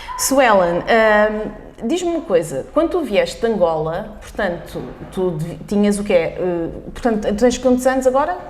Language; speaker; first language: Portuguese; native; Portuguese